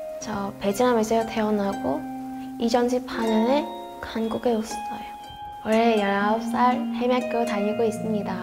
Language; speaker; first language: Korean; early bilingual, other home language; Vietnamese